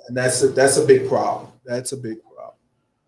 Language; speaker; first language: English; native; English